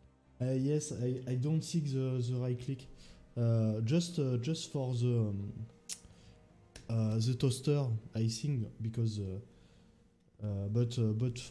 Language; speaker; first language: English; non-native, learner; French